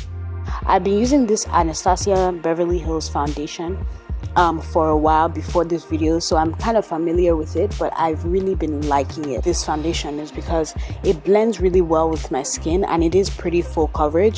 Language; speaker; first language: English; native; English